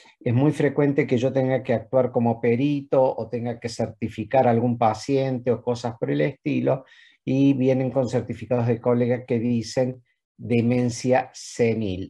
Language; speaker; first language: Spanish; native; Spanish